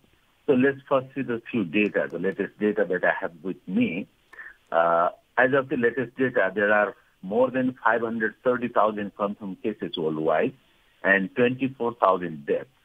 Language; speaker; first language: English; non-native, fluent; Nepali